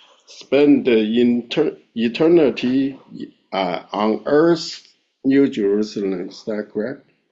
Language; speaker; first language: English; non-native, fluent; Chinese